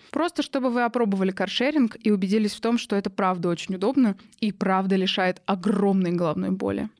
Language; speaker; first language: Russian; native; Russian